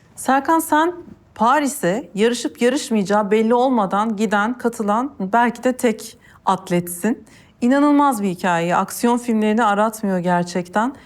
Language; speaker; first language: Turkish; native; Turkish